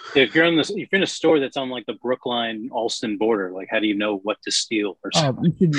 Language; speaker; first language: English; native; English